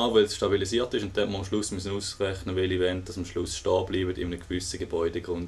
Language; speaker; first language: German; native; German